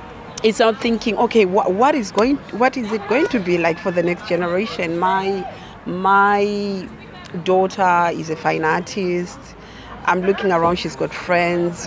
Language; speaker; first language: English; non-native, local second language; Shona